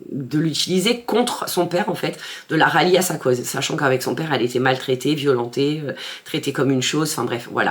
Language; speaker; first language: French; native; French